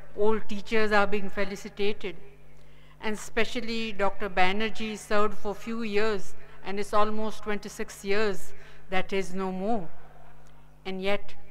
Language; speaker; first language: English; non-native, local second language; Gujarati